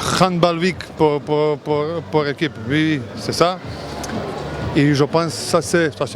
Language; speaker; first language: French; non-native, learner; Croatian